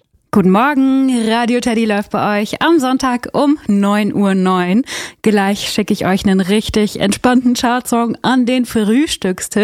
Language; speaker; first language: German; native; German